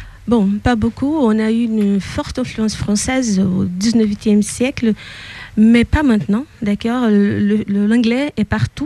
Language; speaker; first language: French; non-native, fluent; Portuguese